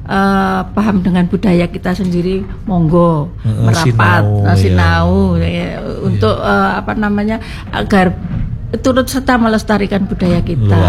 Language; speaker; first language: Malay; non-native, local second language; Javanese